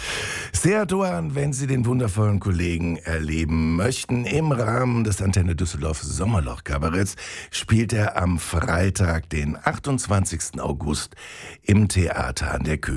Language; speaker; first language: German; native; German